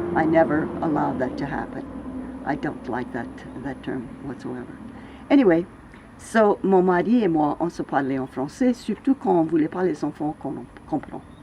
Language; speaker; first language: French; native; French